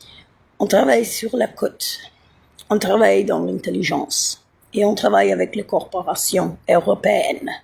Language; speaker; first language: French; non-native, learner; Italian